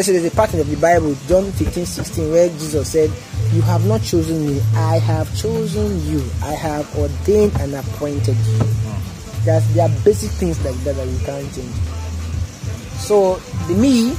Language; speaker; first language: English; non-native, local second language; Nigerian Pidgin